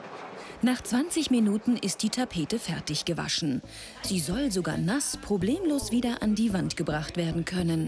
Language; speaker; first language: German; native; German